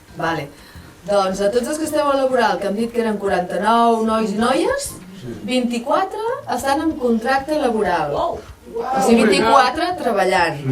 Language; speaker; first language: Catalan; native; Catalan